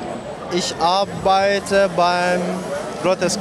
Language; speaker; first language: German; non-native, learner; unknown